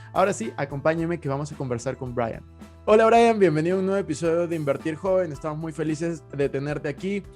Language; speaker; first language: Spanish; native; Spanish